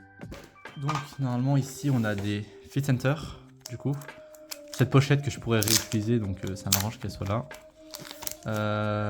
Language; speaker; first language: French; native; French